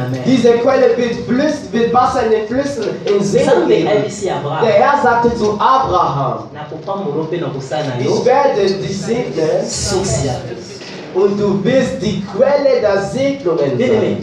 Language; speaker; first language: German; non-native, learner; French